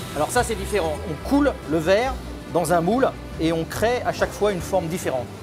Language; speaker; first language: French; native; French